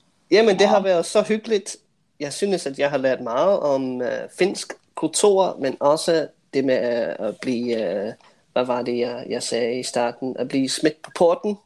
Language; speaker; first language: Danish; native; Danish